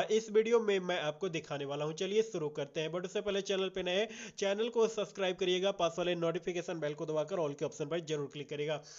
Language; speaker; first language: Hindi; native; Hindi